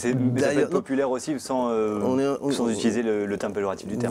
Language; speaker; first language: French; native; French